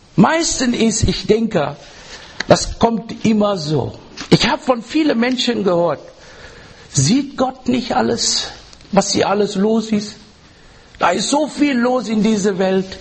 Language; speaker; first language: German; non-native, learner; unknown